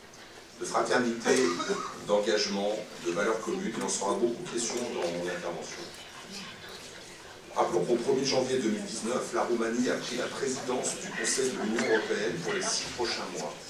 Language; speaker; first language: French; native; French